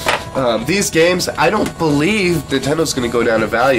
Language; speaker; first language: English; native; English